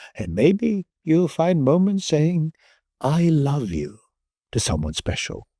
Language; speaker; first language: English; non-native, local second language; Filipino